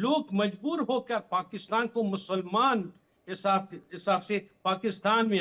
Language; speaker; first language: Hindi; non-native, fluent; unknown